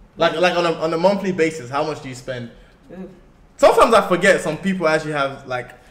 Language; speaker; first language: English; native; English